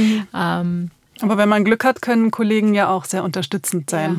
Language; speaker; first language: German; native; German